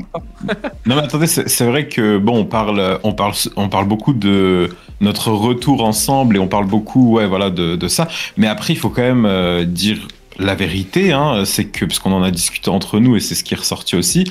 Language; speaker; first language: French; native; French